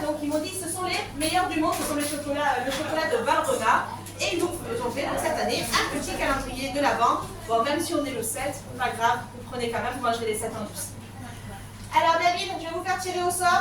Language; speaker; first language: French; native; French